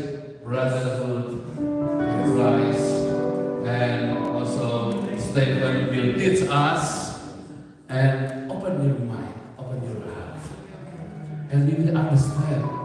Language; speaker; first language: English; non-native, learner; Indonesian